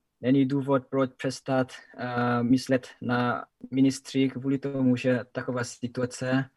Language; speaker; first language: Czech; non-native, learner; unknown